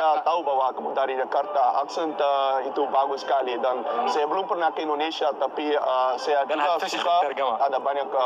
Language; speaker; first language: Indonesian; non-native, learner; Dutch